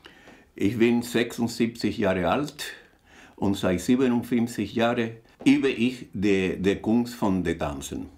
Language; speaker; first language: German; non-native, fluent; Spanish